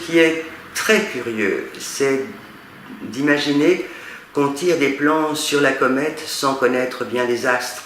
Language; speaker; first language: French; native; French